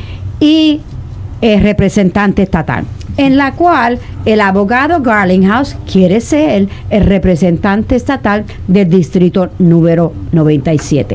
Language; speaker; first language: Spanish; native; Spanish